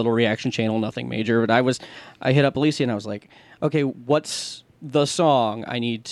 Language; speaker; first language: English; native; English